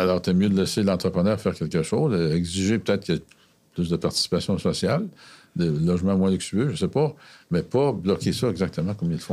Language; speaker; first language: French; native; French